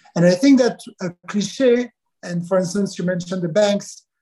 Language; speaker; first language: English; non-native, fluent; French